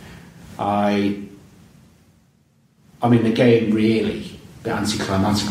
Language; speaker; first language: English; native; English